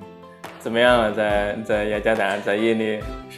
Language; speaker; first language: Chinese; non-native, fluent; Indonesian